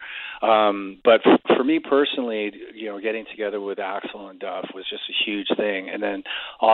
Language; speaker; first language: English; native; English